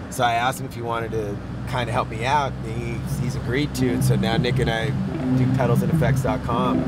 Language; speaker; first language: English; native; English